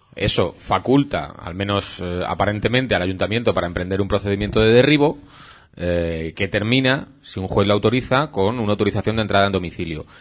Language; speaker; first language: Spanish; native; Spanish